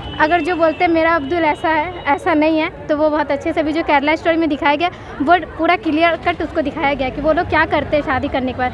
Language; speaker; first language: Hindi; native; Hindi